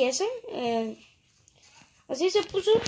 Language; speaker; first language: Spanish; native; Spanish